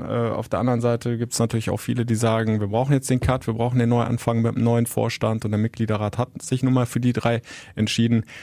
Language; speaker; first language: German; native; German